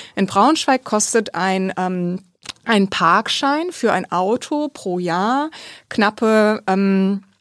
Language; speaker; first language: German; native; German